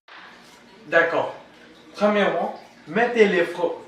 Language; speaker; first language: French; non-native, learner; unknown